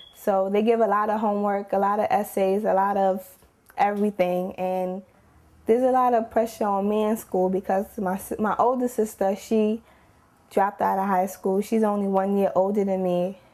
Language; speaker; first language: English; native; English